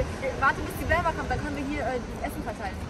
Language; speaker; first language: German; native; German